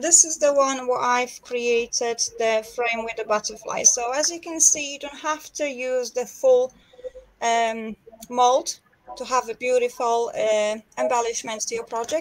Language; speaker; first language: English; non-native, fluent; Polish